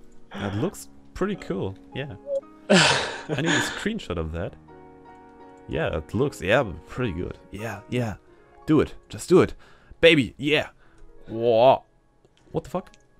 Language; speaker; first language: English; non-native, learner; German